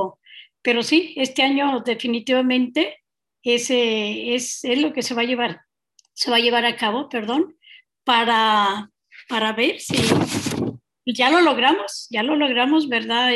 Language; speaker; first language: Spanish; native; Spanish